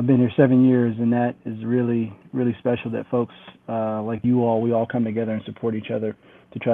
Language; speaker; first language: English; native; English